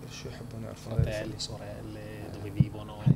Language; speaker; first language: Italian; native; Italian